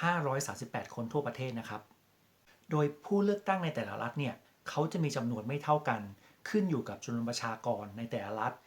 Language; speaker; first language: Thai; native; Thai